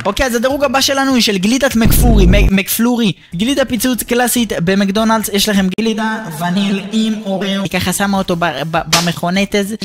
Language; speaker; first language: Hebrew; native; Hebrew